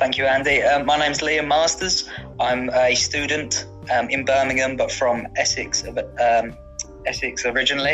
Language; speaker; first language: English; native; English